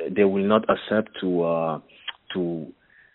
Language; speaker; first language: English; non-native, fluent; French